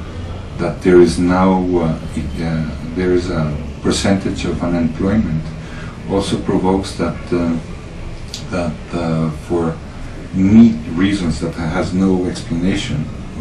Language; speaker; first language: English; non-native, learner; Spanish